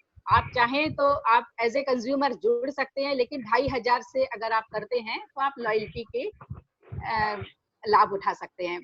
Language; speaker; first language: Hindi; native; Hindi